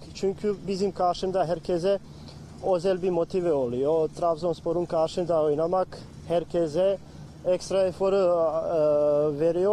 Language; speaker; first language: Turkish; non-native, learner; Bosnian